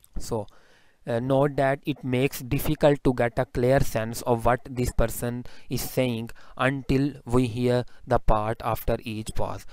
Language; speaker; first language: English; non-native, local second language; Urdu